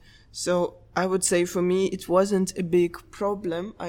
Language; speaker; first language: English; non-native, fluent; Russian